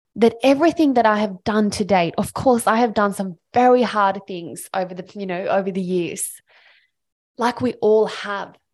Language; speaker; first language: English; non-native, fluent; Swedish